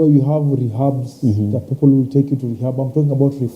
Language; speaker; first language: English; non-native, local second language; Swahili